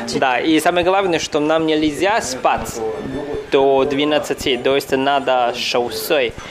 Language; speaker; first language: Russian; non-native, learner; Chinese